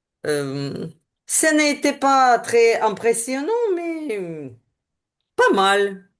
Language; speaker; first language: French; non-native, learner; Ukrainian